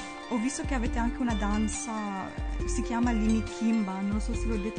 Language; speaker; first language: Italian; non-native, fluent; English